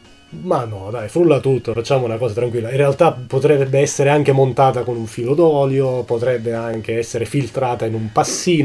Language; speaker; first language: Italian; native; Italian